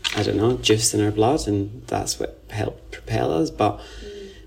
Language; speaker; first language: English; native; English